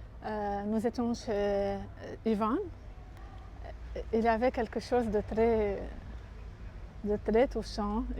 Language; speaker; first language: French; non-native, local second language; Arabic